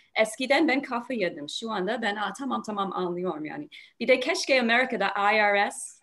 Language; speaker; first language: Turkish; non-native, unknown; English